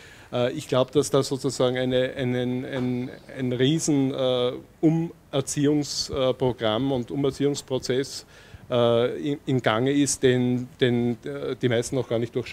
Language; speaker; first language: German; native; German